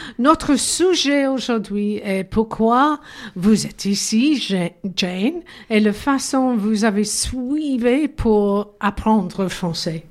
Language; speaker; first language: French; non-native, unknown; English